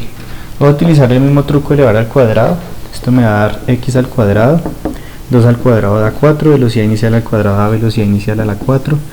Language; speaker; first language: Spanish; native; Spanish